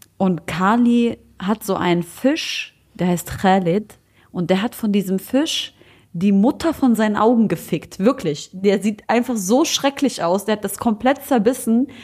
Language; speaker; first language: German; early bilingual, other home language; Arabic